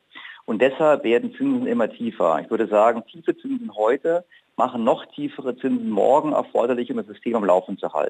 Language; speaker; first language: German; native; German